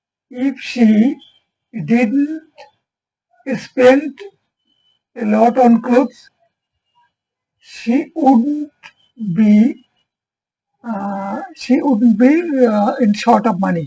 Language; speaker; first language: English; non-native, local second language; Bangla